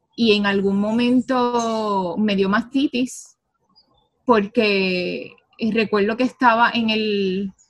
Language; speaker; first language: Spanish; native; Spanish